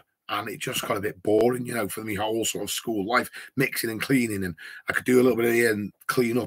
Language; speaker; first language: English; native; English